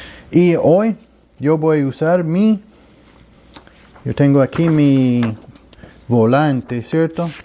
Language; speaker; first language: Spanish; non-native, learner; English